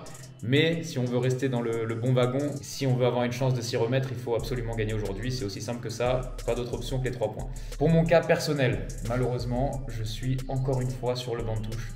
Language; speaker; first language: French; native; French